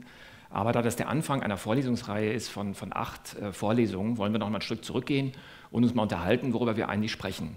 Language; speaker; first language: German; native; German